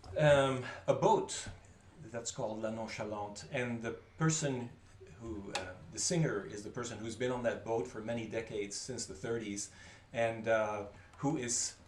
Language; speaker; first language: English; non-native, fluent; French